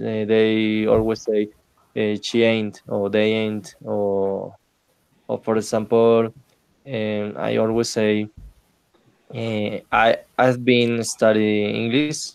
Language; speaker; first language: English; non-native, learner; Spanish